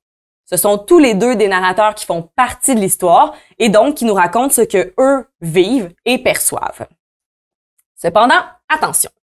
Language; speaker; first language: French; native; French